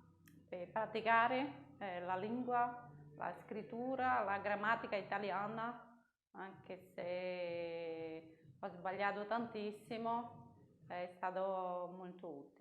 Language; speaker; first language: Italian; non-native, learner; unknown